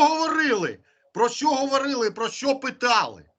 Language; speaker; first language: Ukrainian; native; Ukrainian